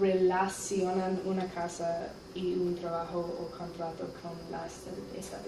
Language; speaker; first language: Spanish; non-native, learner; English